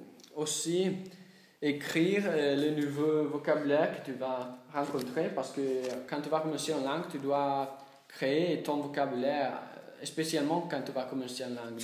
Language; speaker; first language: French; non-native, learner; Italian